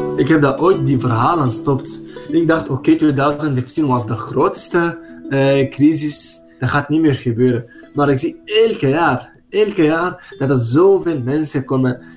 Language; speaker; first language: Dutch; non-native, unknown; Arabic